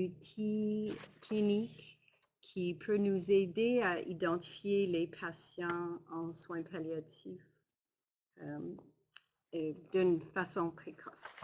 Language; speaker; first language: French; non-native, local second language; English